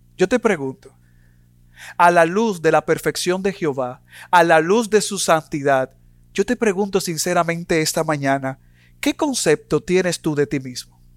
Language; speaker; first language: Spanish; native; Spanish